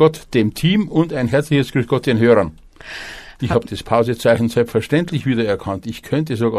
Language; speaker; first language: German; native; German